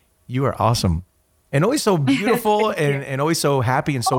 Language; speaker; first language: English; early bilingual, other home language; Spanish